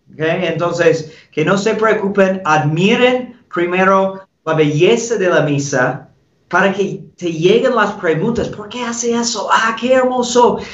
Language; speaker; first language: Spanish; non-native, fluent; English